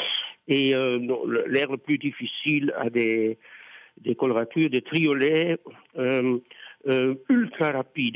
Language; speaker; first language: French; non-native, fluent; Dutch